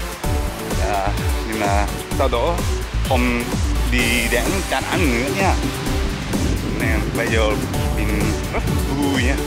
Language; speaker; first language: Vietnamese; non-native, learner; Japanese